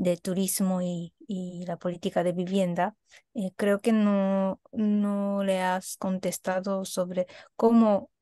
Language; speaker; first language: Spanish; non-native, fluent; Japanese